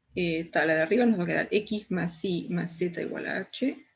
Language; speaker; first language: Spanish; native; Spanish